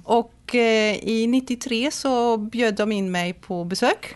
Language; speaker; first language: Swedish; non-native, fluent; Dutch